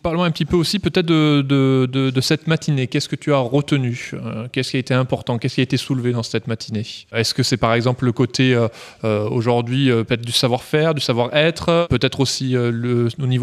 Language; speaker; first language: French; native; French